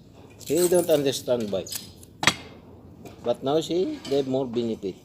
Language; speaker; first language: English; non-native, local second language; Filipino